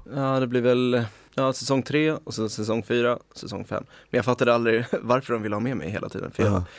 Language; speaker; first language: Swedish; native; Swedish